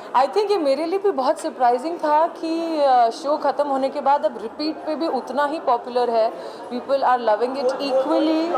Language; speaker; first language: Hindi; native; Hindi